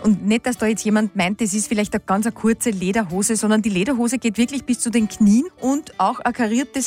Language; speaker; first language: German; native; German